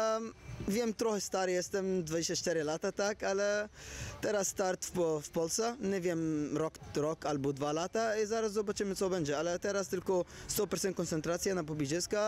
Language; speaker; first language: Polish; non-native, learner; Arabic